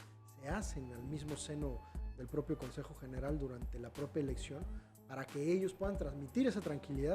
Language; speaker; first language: Spanish; native; Spanish